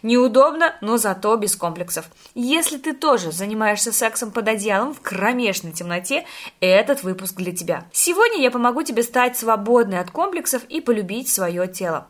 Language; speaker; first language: Russian; native; Russian